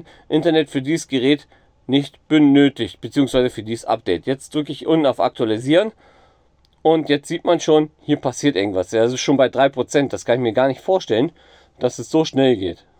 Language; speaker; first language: German; native; German